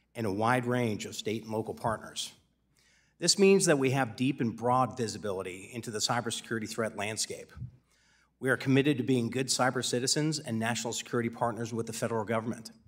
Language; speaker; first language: English; native; English